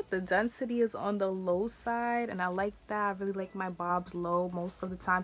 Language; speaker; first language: English; native; English